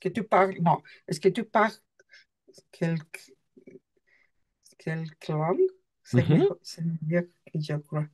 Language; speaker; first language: French; non-native, learner; Spanish